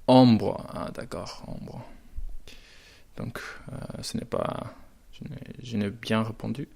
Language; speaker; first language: French; non-native, learner; Spanish